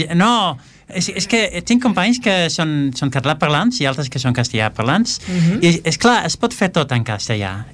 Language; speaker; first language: Catalan; non-native, fluent; Dutch